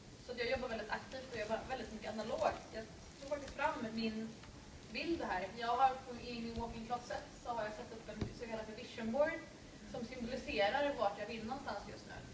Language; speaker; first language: Swedish; native; Swedish